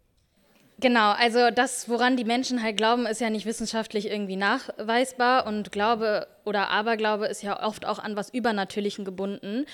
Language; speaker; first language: German; native; German